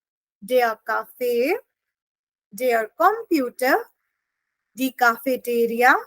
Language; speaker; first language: German; non-native, fluent; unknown